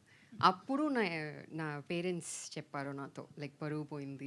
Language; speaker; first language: Telugu; non-native, fluent; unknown